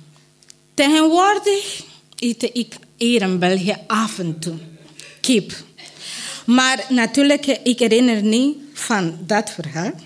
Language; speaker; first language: Dutch; non-native, learner; Spanish